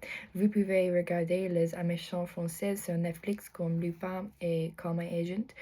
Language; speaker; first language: French; non-native, learner; English